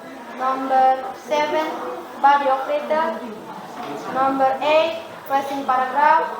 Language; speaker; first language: English; non-native, learner; Indonesian